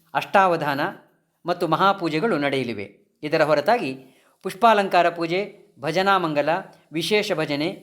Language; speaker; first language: Kannada; non-native, local second language; Marathi